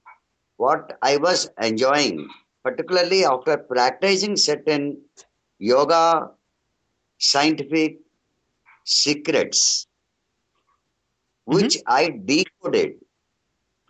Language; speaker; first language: English; non-native, local second language; Telugu